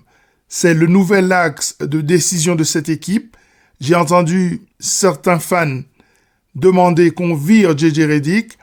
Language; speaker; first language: French; native; French